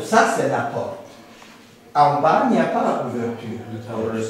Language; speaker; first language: French; non-native, learner; Polish